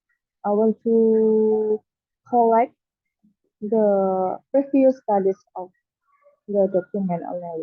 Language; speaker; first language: English; non-native, learner; Indonesian